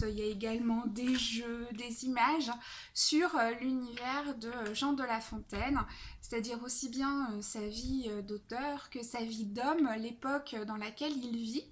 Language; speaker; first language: French; native; French